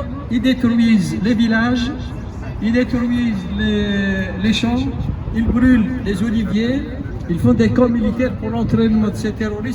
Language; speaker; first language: French; non-native, fluent; Kurdish